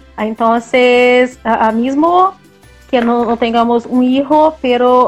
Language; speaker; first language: Spanish; non-native, learner; Portuguese